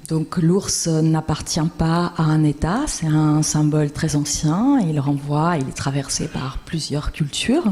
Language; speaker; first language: French; non-native, fluent; Russian